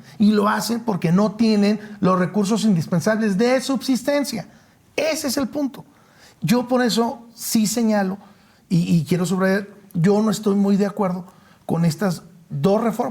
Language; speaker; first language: Spanish; native; Spanish